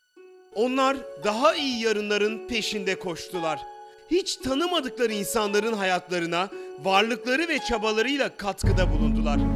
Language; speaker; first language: Turkish; native; Turkish